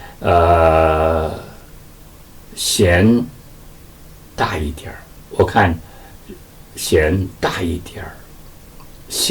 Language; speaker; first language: Chinese; non-native, fluent; Korean